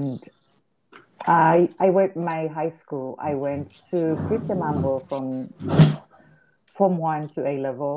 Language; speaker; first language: English; non-native, local second language; Shona